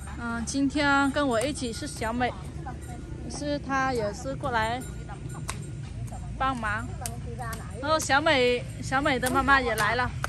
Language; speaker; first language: Chinese; non-native, fluent; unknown